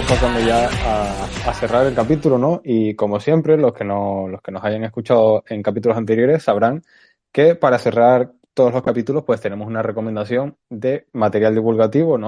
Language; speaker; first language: Spanish; native; Spanish